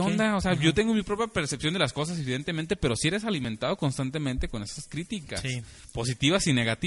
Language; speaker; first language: Spanish; native; Spanish